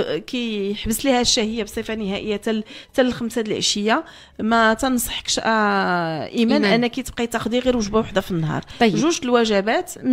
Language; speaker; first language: Arabic; native; Arabic